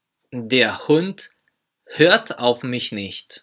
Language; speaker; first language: German; non-native, fluent; Polish